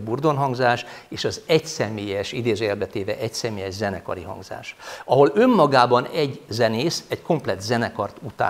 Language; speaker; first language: Hungarian; native; Hungarian